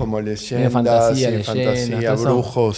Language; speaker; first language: Spanish; native; Spanish